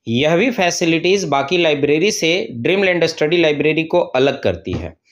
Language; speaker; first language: Hindi; native; Hindi